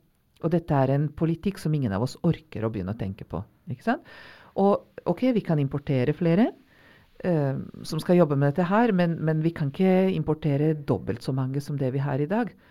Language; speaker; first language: Norwegian; non-native, fluent; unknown